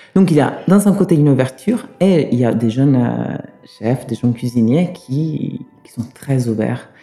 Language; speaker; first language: French; non-native, fluent; Italian